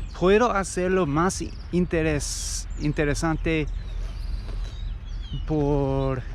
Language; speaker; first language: Spanish; non-native, learner; English